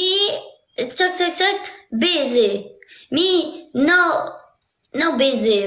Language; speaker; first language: English; non-native, learner; Albanian